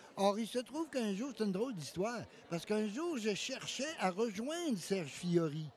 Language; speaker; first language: French; native; French